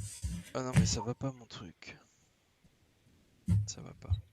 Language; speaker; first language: French; native; French